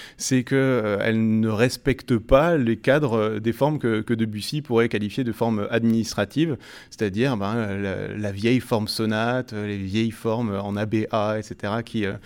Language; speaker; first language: French; native; French